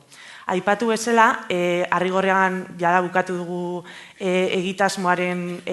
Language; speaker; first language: Basque; native; Basque